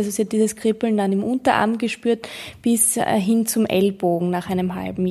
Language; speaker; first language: German; native; German